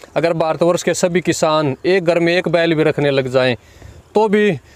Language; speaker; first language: Hindi; native; Hindi